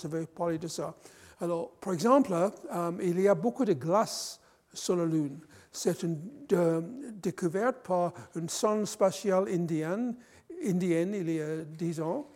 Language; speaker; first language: French; non-native, fluent; English